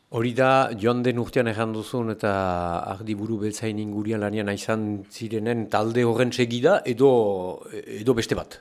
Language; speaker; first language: Basque; native; Basque